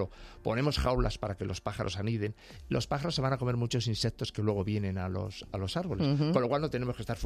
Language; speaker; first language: Spanish; native; Spanish